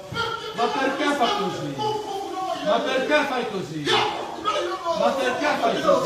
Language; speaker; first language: Italian; non-native, fluent; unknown